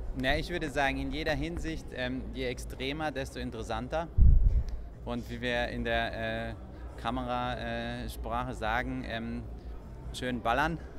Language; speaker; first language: German; native; German